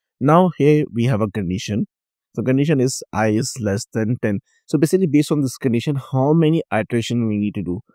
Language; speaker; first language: English; non-native, local second language; Urdu